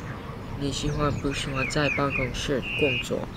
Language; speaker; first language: Chinese; non-native, learner; English